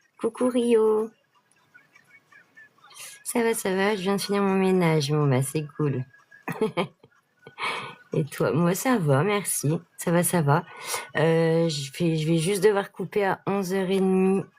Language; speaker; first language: French; native; French